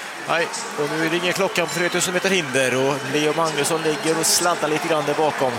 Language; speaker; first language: Swedish; native; Swedish